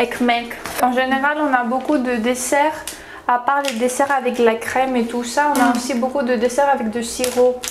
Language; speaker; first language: French; early bilingual, heritage; French